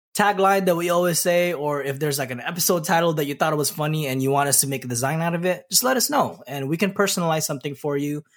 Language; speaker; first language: English; early bilingual, other home language; Pampanga